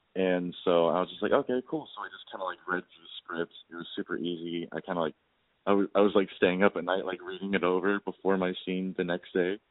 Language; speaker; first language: English; native; English